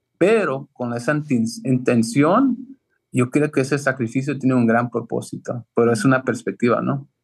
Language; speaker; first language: Spanish; early bilingual, heritage; Spanish